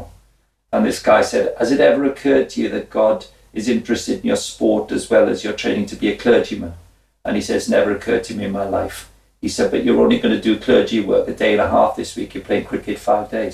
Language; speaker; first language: English; native; English